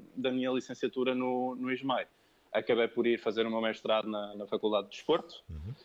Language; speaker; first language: Portuguese; early bilingual, other home language; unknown